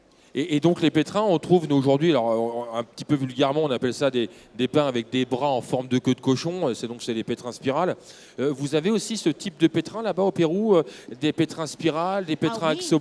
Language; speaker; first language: French; native; French